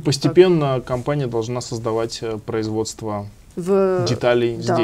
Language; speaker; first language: Russian; native; Russian